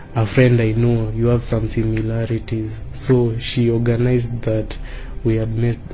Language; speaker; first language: English; non-native, local second language; Kikuyu